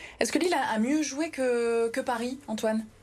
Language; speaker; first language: French; native; French